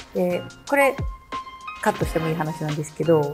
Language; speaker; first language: Japanese; native; Japanese